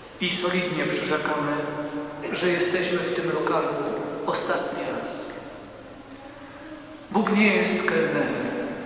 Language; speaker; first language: Polish; native; Polish